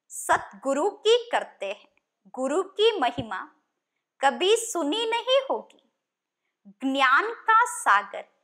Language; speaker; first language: Hindi; non-native, local second language; Kannada